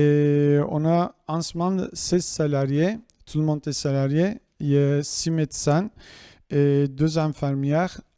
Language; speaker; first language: French; non-native, fluent; Kurdish